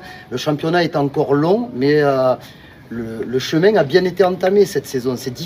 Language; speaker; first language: French; native; French